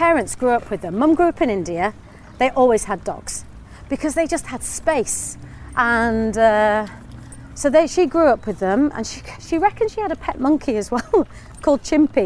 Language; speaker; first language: English; native; English